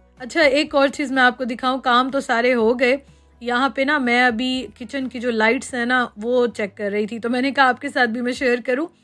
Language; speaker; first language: Urdu; native; Urdu